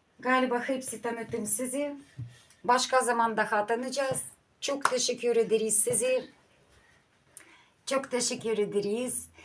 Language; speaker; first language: Turkish; non-native, learner; Russian